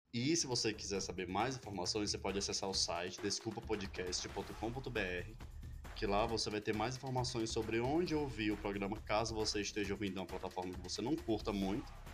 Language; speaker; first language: Portuguese; native; Portuguese